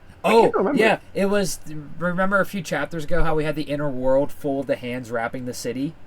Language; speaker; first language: English; native; English